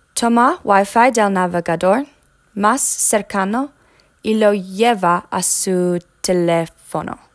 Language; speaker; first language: Spanish; non-native, learner; English